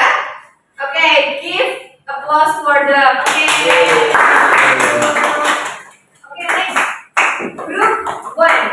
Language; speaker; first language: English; non-native, learner; Indonesian